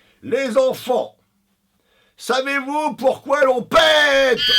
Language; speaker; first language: French; native; French